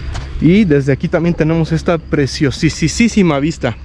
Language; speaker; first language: Spanish; native; Spanish